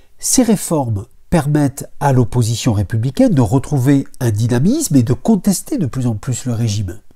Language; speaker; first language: French; native; French